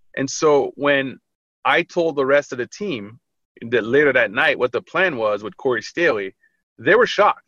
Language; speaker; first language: English; early bilingual, other home language; French